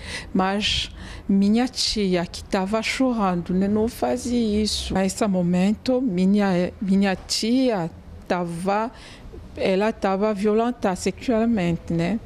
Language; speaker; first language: Portuguese; non-native, learner; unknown